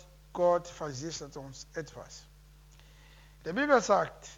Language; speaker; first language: German; non-native, learner; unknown